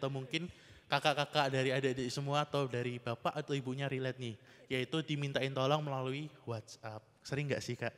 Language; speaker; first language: Indonesian; native; Indonesian